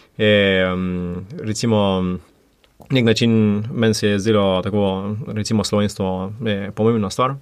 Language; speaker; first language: Slovenian; early bilingual, heritage; Slovenian